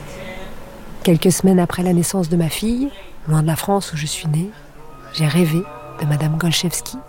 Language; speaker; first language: French; native; French